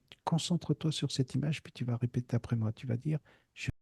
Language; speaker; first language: French; native; French